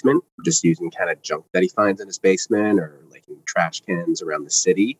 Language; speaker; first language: English; native; English